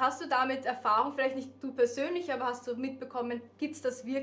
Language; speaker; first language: German; native; German